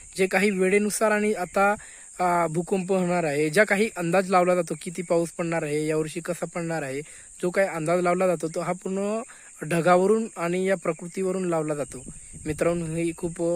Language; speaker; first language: Marathi; non-native, local second language; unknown